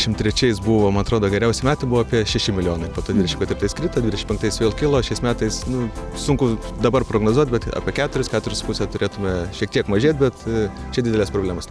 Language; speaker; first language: Lithuanian; native; Lithuanian